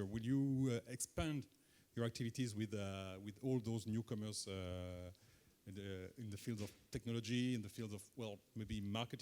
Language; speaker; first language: English; non-native, fluent; French